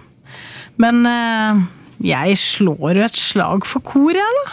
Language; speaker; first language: Norwegian; native; Norwegian